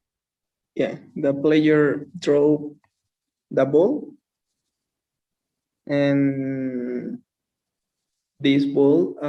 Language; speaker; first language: English; non-native, learner; Spanish